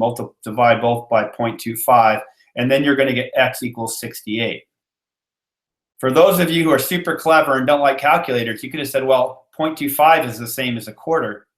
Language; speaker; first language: English; native; English